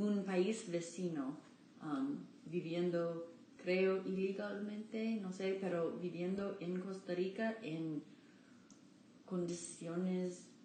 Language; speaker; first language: Spanish; non-native, learner; English